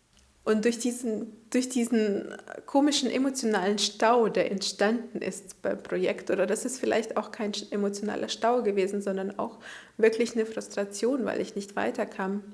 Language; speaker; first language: German; early bilingual, other home language; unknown